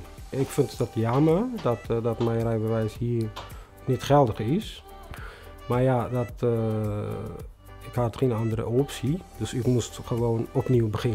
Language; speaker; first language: Dutch; non-native, fluent; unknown